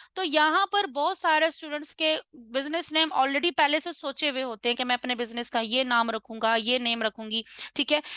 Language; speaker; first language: Urdu; non-native, local second language; Punjabi